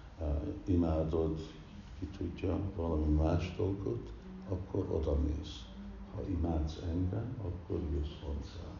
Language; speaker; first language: Hungarian; early bilingual, heritage; Hungarian